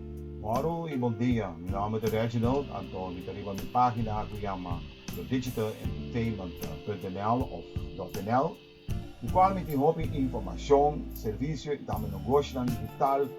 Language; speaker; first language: Portuguese; non-native, learner; Papiamento